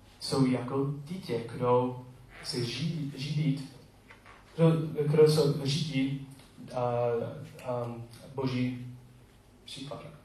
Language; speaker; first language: Czech; non-native, learner; English